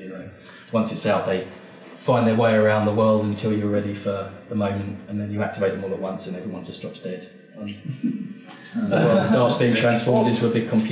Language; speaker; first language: English; native; English